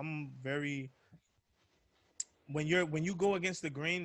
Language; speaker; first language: English; native; English